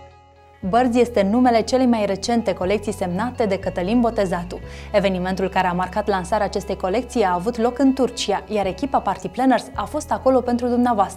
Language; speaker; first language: Romanian; native; Romanian